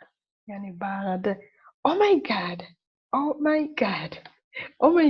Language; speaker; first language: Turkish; non-native, fluent; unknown